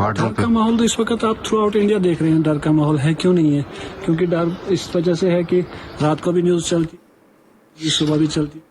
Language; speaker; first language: Urdu; non-native, local second language; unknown